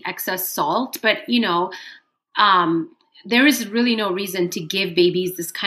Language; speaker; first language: English; non-native, local second language; Hindi